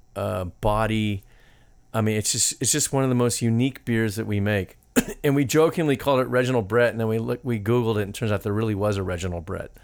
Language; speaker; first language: English; native; English